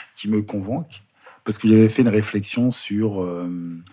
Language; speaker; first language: French; native; French